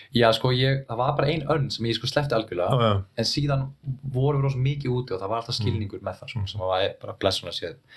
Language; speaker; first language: Icelandic; native; Icelandic